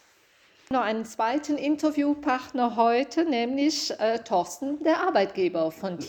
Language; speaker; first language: German; native; German